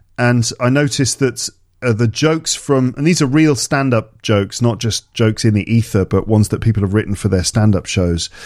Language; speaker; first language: English; native; English